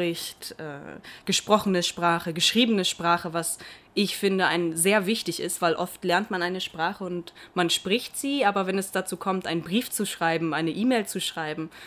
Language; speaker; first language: German; early bilingual, heritage; Portuguese